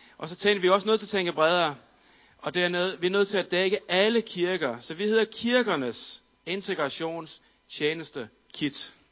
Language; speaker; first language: Danish; native; Danish